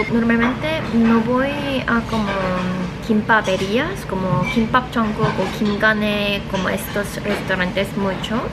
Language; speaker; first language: Spanish; non-native, fluent; Korean